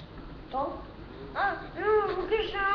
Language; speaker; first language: Hebrew; early bilingual, other home language; Russian